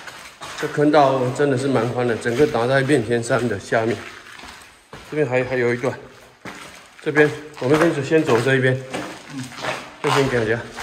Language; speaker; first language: Chinese; native; Chinese